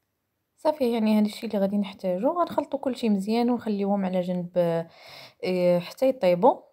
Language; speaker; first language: Arabic; native; Arabic